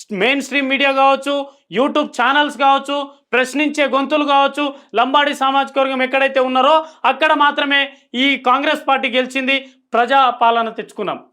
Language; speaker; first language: Telugu; non-native, local second language; Lambadi